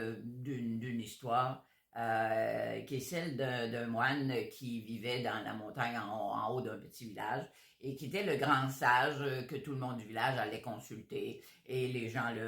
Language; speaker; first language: French; native; French